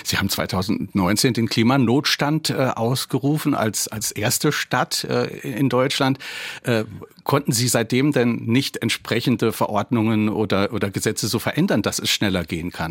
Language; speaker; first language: German; native; German